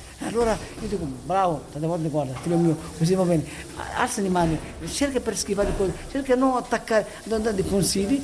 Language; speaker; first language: Italian; non-native, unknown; Arabic